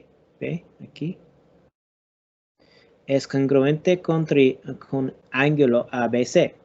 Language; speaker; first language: Spanish; non-native, learner; English